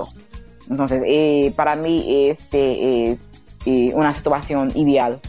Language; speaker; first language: Spanish; non-native, learner; English